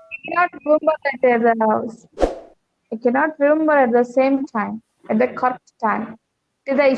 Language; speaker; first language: English; non-native, learner; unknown